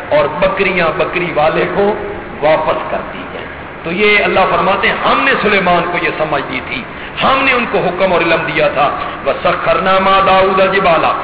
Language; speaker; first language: Urdu; non-native, local second language; Punjabi